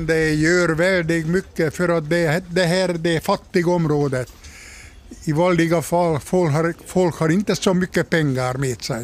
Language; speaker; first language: Swedish; non-native, learner; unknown